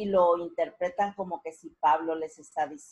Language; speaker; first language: Spanish; native; Spanish